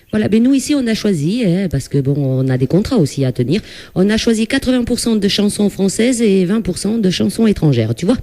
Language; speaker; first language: French; native; French